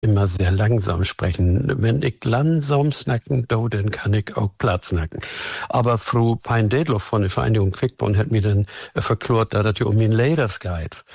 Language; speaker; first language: German; native; German